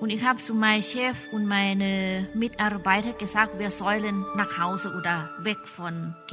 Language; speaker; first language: German; non-native, learner; Thai